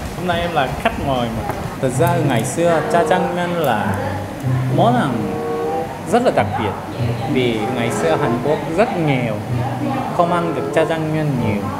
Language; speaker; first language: Vietnamese; non-native, fluent; Korean